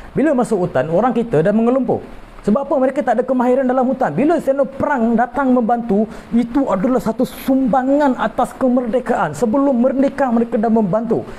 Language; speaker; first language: Malay; non-native, local second language; Tamil